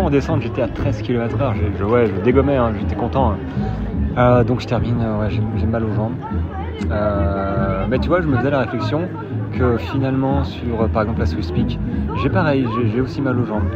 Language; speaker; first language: French; native; French